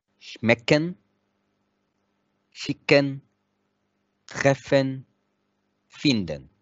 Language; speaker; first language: German; non-native, fluent; Arabic